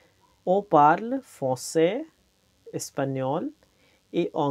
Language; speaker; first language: French; non-native, fluent; Hindi